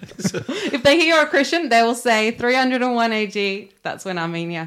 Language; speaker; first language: English; non-native, local second language; Armenian